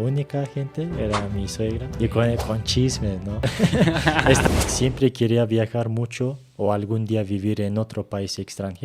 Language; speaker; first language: Spanish; non-native, learner; Turkish